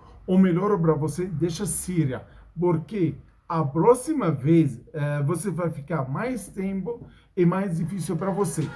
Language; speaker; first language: Portuguese; non-native, learner; Arabic